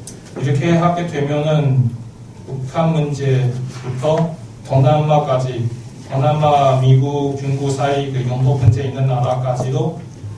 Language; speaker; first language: Korean; non-native, learner; Chinese